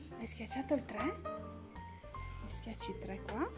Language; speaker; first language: Italian; native; Italian